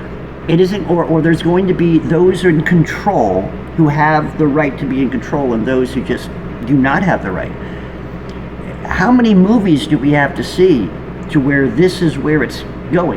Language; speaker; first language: English; native; English